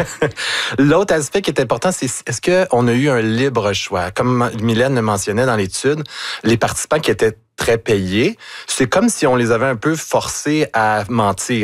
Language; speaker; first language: French; native; French